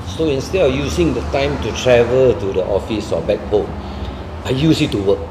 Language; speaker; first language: English; non-native, local second language; Min Nan Chinese